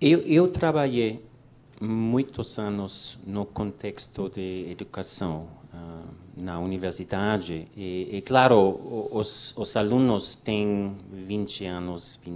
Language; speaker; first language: Portuguese; non-native, learner; English